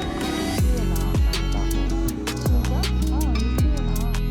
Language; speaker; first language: Korean; non-native, fluent; Mongolian